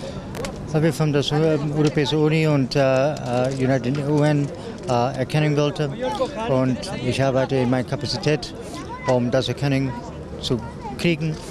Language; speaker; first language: German; non-native, learner; Dutch